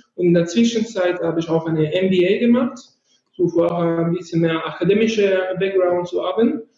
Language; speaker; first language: German; non-native, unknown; Italian